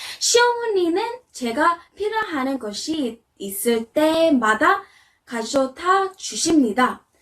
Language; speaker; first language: Korean; non-native, fluent; English